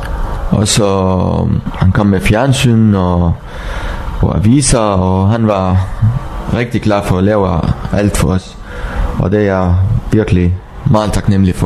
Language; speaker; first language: Danish; non-native, learner; Arabic